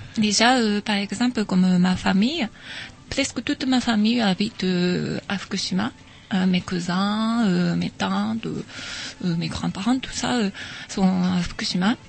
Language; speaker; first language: French; non-native, learner; Japanese